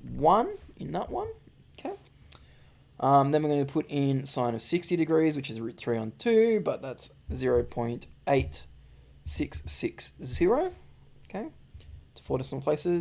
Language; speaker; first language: English; native; English